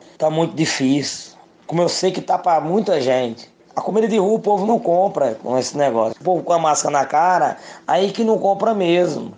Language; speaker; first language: Portuguese; native; Portuguese